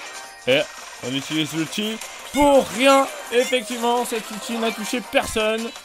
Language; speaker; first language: French; native; French